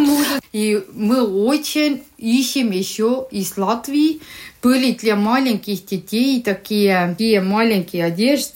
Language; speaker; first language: Russian; non-native, learner; Estonian